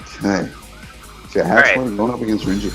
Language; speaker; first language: English; native; English